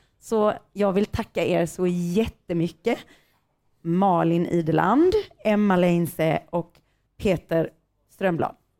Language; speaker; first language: Swedish; native; Swedish